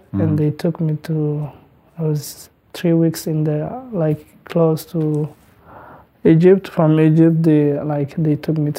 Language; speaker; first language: English; non-native, learner; Tigrinya